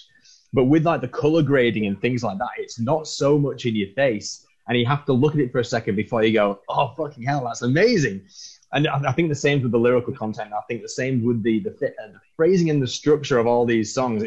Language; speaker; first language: English; native; English